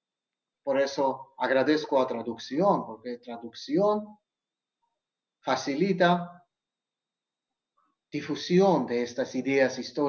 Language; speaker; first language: Spanish; non-native, fluent; Georgian